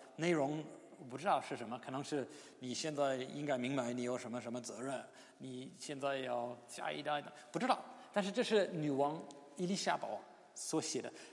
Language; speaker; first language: Chinese; non-native, fluent; English